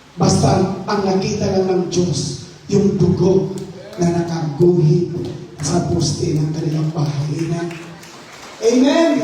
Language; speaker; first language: Filipino; non-native, local second language; Hiligaynon